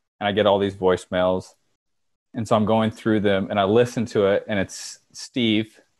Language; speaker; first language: English; native; English